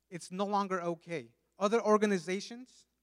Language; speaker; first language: English; early bilingual, other home language; Spanish